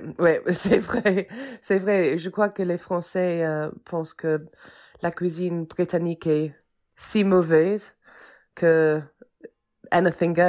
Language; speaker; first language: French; non-native, fluent; English